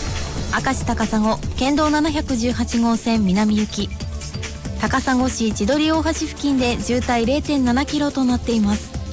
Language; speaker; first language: Japanese; native; Japanese